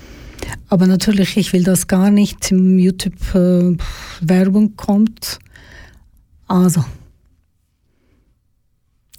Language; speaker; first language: German; non-native, learner; Georgian